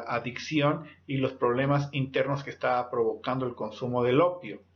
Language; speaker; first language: Spanish; native; Spanish